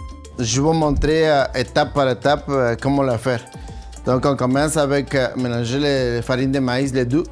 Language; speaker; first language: French; non-native, learner; Spanish